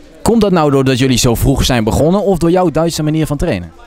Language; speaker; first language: Dutch; native; Dutch